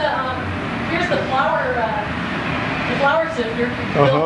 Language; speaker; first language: English; native; English